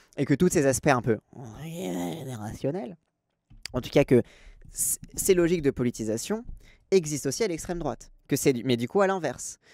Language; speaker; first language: French; native; French